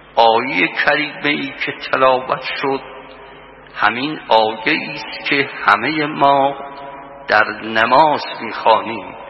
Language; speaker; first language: Persian; native; Persian